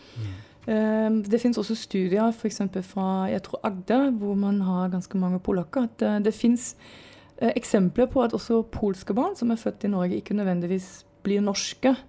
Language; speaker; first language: Norwegian; non-native, fluent; German